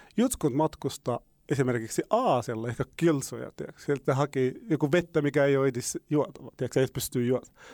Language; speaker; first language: Finnish; non-native, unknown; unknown